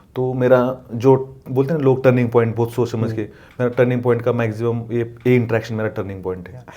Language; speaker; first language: Hindi; non-native, local second language; Marathi